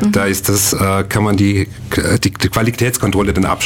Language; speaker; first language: German; native; German